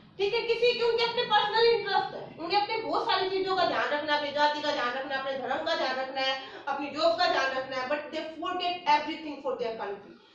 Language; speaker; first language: Hindi; native; Hindi